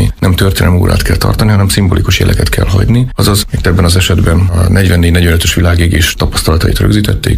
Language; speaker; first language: Hungarian; native; Hungarian